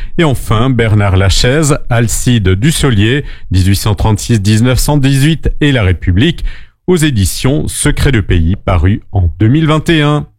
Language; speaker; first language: French; native; French